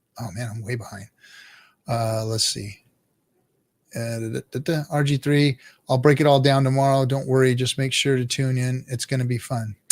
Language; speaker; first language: English; native; English